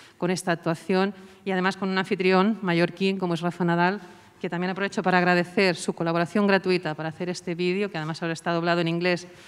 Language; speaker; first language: Spanish; non-native, local second language; Catalan